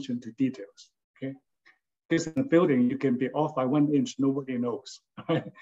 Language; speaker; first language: English; non-native, local second language; Cantonese